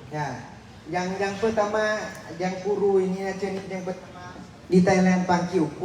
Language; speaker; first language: Indonesian; non-native, learner; Thai